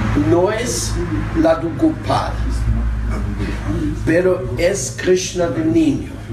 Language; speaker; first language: Spanish; non-native, fluent; German